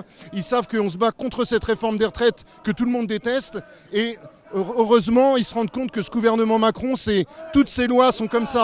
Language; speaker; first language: French; native; French